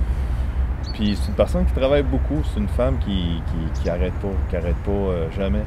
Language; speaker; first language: French; native; French